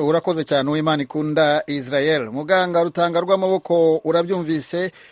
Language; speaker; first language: Kinyarwanda; native; Kinyarwanda